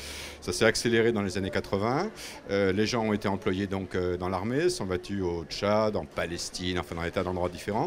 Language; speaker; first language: French; native; French